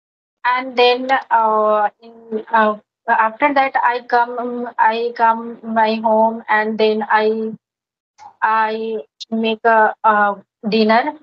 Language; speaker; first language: English; non-native, learner; Hindi